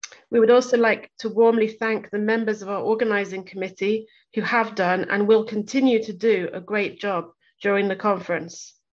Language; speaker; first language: English; native; English